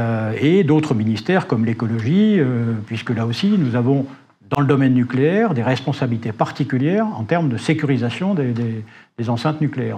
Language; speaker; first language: French; native; French